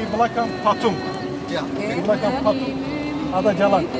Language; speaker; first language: Indonesian; non-native, fluent; Turkish